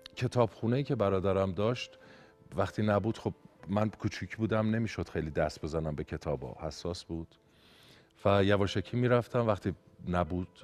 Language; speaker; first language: Persian; native; Persian